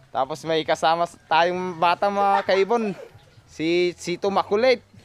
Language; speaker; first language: Filipino; native; Filipino